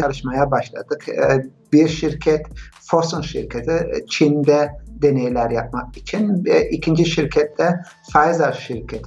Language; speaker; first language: Turkish; early bilingual, heritage; Turkish